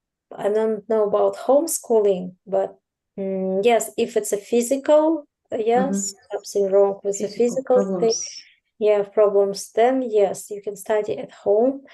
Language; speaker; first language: English; non-native, fluent; Russian